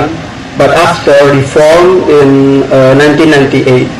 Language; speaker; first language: English; non-native, learner; Indonesian